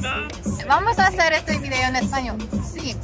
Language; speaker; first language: Spanish; non-native, learner; English